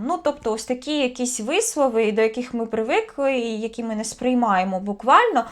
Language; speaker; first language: Ukrainian; native; Ukrainian